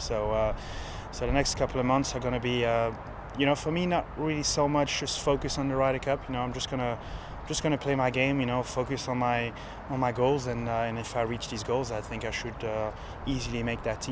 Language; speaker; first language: English; non-native, fluent; French